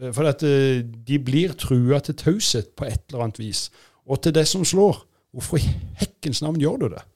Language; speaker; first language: Norwegian; native; Norwegian